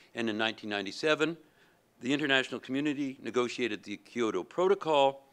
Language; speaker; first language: English; native; English